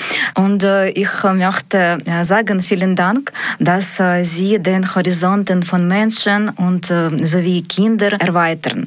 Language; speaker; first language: German; non-native, learner; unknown